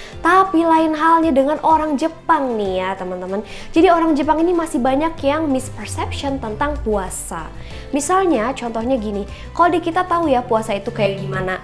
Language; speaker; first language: Indonesian; native; Indonesian